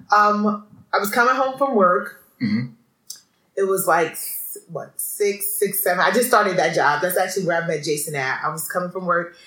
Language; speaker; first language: English; early bilingual, other home language; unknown